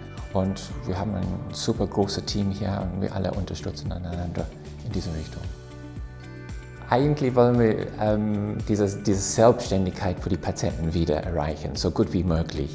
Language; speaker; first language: German; non-native, fluent; English